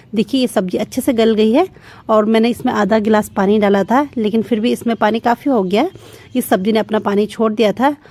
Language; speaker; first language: Hindi; native; Hindi